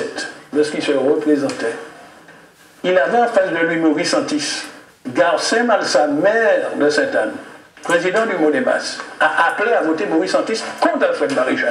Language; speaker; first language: French; native; French